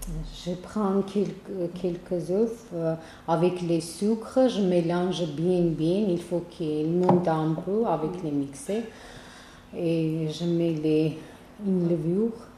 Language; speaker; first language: French; non-native, learner; Armenian